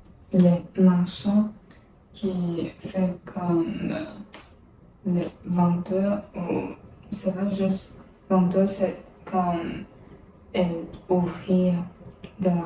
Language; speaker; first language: French; non-native, learner; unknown